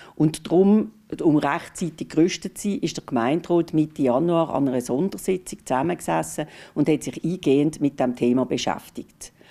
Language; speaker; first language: German; native; German